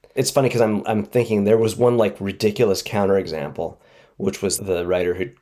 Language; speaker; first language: English; native; English